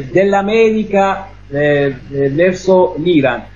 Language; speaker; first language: Italian; non-native, fluent; Persian